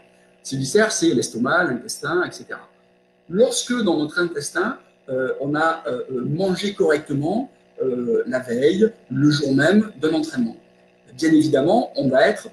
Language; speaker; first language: French; native; French